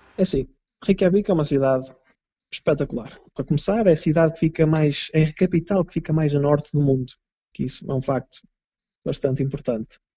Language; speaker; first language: Portuguese; native; Portuguese